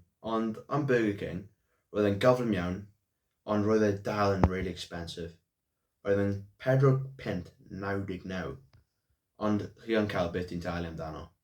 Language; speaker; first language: Welsh; non-native, local second language; English